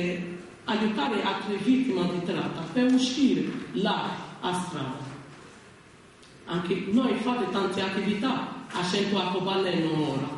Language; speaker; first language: Italian; non-native, learner; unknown